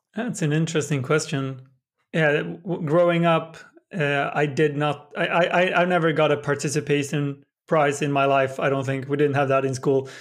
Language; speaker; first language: English; non-native, fluent; Swedish